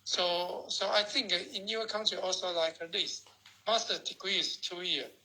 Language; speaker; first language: English; non-native, learner; Chinese